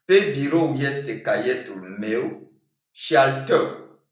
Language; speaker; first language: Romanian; non-native, fluent; French